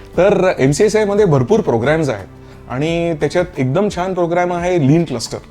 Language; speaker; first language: Marathi; non-native, local second language; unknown